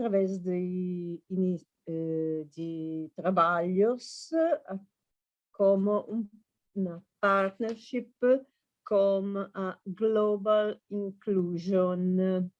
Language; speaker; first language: Portuguese; non-native, fluent; Italian